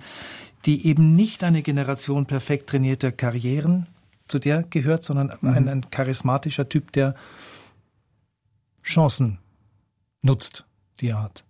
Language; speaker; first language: German; native; German